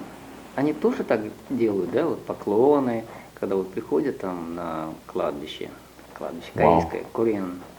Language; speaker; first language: Russian; non-native, learner; Korean